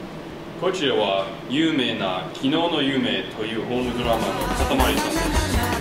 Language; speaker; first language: Japanese; non-native, learner; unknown